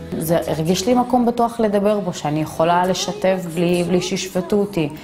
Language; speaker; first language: Hebrew; early bilingual, other home language; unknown